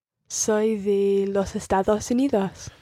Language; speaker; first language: Spanish; non-native, learner; English